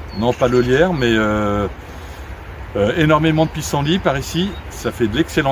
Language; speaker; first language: French; native; French